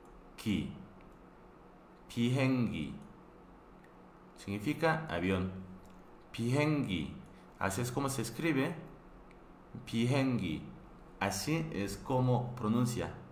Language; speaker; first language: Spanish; non-native, fluent; Korean